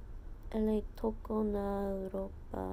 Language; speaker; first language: Portuguese; non-native, learner; English